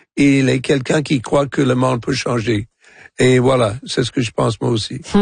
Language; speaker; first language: French; non-native, local second language; English